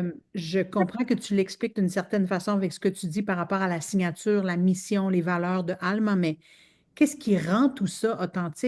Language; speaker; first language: French; native; French